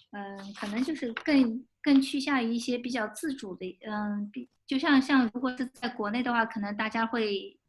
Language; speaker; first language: Chinese; native; Chinese